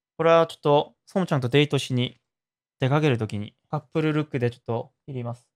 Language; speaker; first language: Japanese; non-native, fluent; Korean